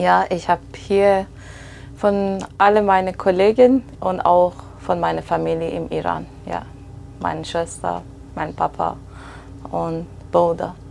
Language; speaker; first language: German; non-native, fluent; Persian